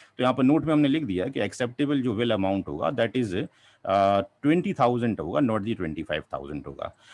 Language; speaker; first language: Hindi; native; Hindi